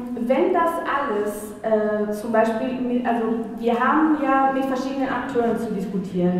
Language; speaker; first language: German; non-native, fluent; Spanish